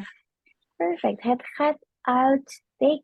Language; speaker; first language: Dutch; non-native, fluent; Indonesian